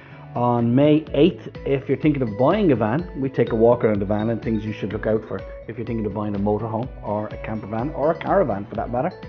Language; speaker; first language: English; native; English